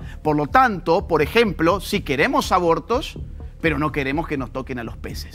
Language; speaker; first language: Spanish; native; Spanish